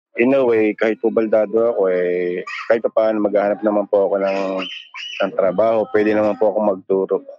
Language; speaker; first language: Filipino; native; Filipino